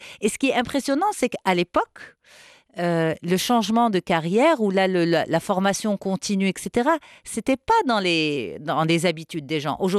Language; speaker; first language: French; non-native, local second language; Arabic